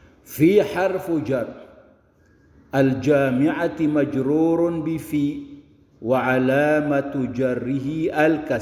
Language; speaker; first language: Arabic; non-native, fluent; Filipino